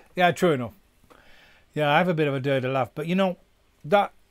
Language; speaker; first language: English; native; English